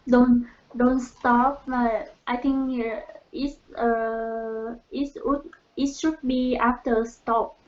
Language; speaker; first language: English; non-native, learner; Vietnamese